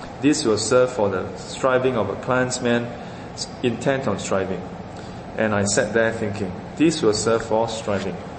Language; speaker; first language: English; non-native, local second language; Chinese